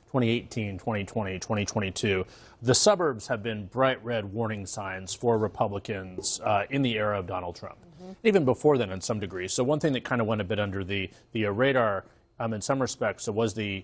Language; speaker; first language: English; native; English